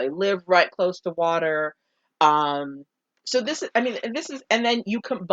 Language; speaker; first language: English; native; English